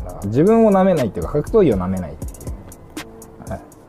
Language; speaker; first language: Japanese; native; Japanese